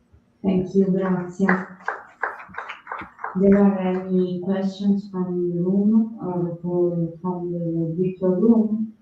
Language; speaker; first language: English; non-native, fluent; Italian